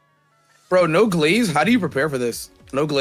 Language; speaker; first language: English; native; English